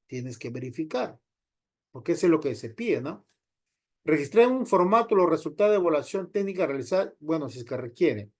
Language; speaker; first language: Spanish; native; Spanish